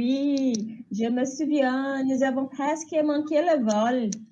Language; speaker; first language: French; non-native, learner; Portuguese